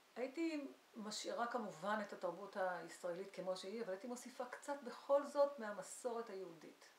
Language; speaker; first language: Hebrew; early bilingual, other home language; Arabic